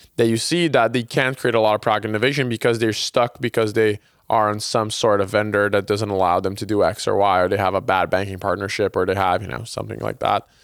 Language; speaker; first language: English; non-native, fluent; Portuguese